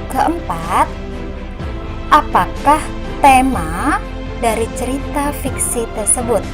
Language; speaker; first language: Indonesian; native; Indonesian